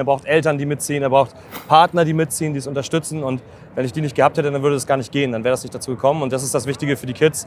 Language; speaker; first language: German; native; German